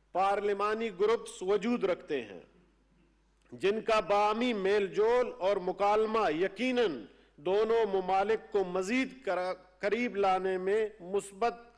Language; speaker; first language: Urdu; non-native, local second language; Baluchi